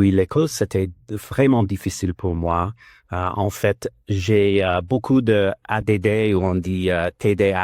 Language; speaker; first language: French; non-native, learner; English